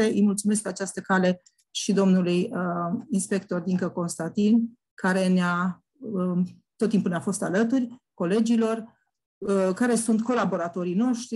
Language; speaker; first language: Romanian; native; Romanian